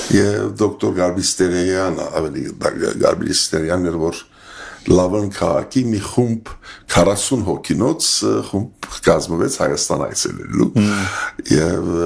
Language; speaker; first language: Armenian; early bilingual, heritage; Armenian